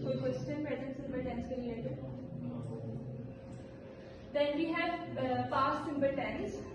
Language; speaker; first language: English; non-native, learner; Urdu